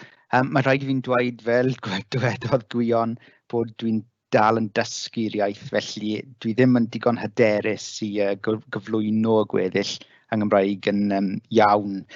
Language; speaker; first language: Welsh; non-native, learner; English